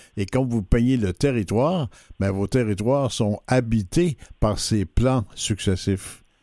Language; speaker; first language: French; native; French